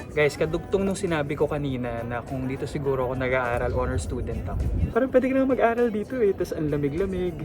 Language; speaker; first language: Filipino; native; Filipino